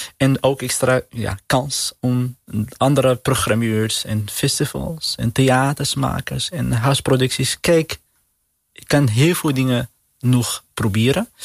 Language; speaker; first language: Dutch; non-native, learner; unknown